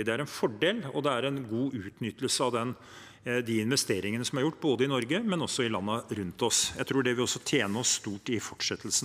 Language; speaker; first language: Norwegian; native; Norwegian